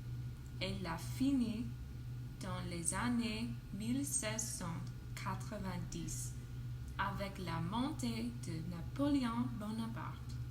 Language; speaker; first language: French; non-native, learner; English